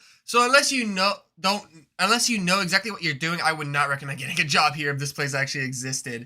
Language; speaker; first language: English; native; English